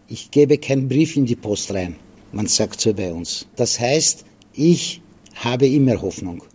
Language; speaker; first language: German; non-native, fluent; Aramaic